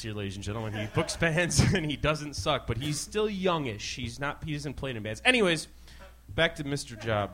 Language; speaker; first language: English; native; English